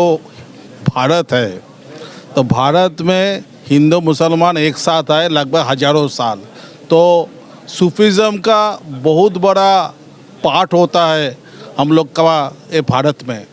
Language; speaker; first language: Hindi; non-native, local second language; Bangla